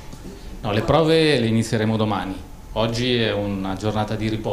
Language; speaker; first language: Italian; native; Italian